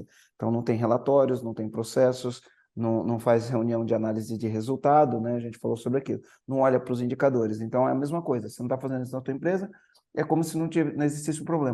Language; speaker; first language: Portuguese; native; Portuguese